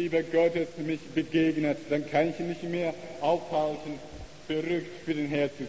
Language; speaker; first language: German; non-native, learner; Chinese